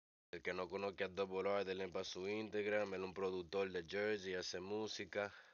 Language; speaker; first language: Spanish; early bilingual, other home language; English